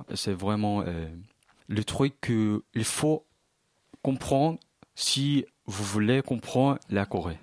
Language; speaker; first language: French; non-native, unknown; Korean